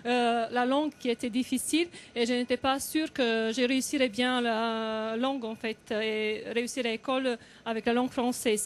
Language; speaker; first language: French; non-native, fluent; Serbian